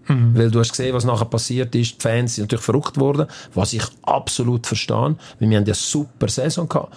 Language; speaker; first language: German; early bilingual, other home language; Italian